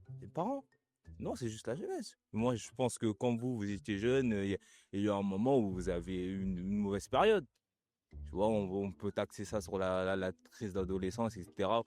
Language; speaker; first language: French; early bilingual, other home language; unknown